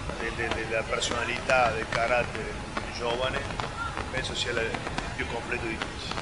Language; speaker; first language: Italian; non-native, fluent; Spanish